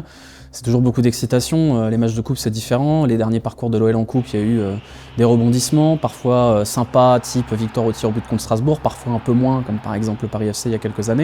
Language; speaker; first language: French; native; French